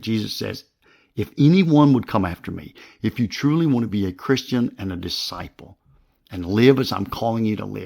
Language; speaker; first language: English; native; English